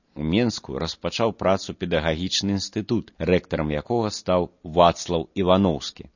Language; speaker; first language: Belarusian; non-native, local second language; Russian